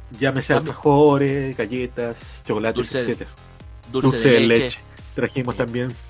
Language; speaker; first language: Spanish; native; Spanish